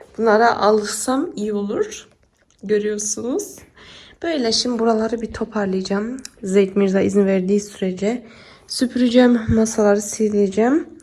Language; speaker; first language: Turkish; early bilingual, heritage; Turkish